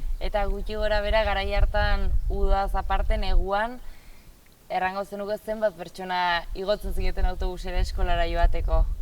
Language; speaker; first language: Basque; native; Basque